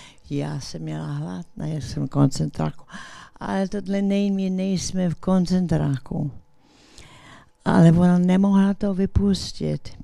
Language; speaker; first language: Czech; early bilingual, heritage; English